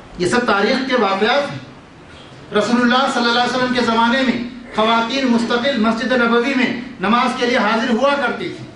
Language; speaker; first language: Urdu; native; Urdu